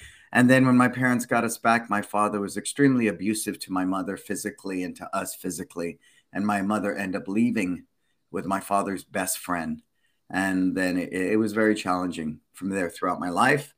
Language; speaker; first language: English; native; English